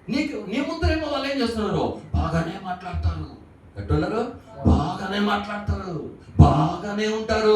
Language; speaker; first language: Telugu; native; Telugu